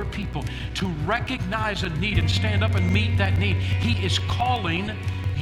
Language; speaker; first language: English; native; English